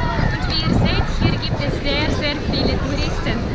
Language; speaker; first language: German; non-native, fluent; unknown